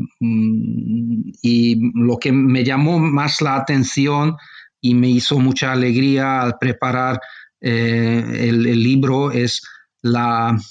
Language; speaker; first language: Spanish; non-native, fluent; Hungarian